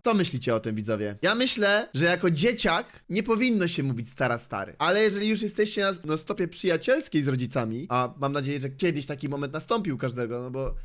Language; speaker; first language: Polish; native; Polish